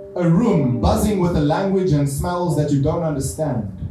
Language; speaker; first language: English; non-native, local second language; Afrikaans